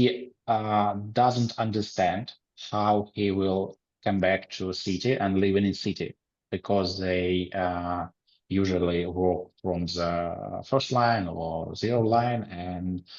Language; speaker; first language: English; non-native, learner; Ukrainian